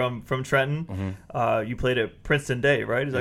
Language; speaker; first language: English; native; English